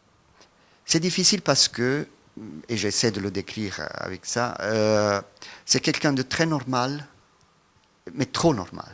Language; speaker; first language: French; non-native, fluent; Italian